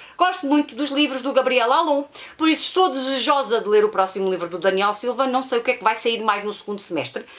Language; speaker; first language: Portuguese; native; Portuguese